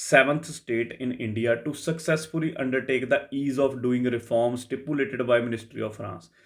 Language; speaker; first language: English; non-native, local second language; Punjabi